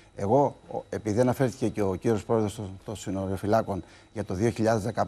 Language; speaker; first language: Greek; native; Greek